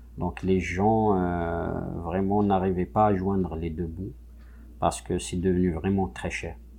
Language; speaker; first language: French; non-native, local second language; Kabyle